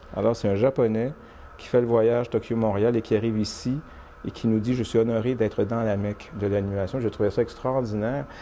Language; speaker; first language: French; native; French